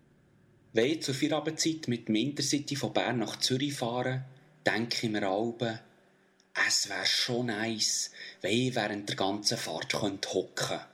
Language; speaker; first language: German; native; German